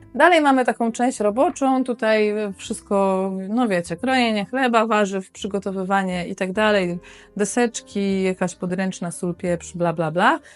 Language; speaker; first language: Polish; native; Polish